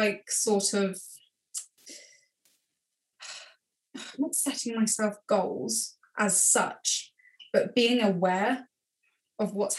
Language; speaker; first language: English; native; English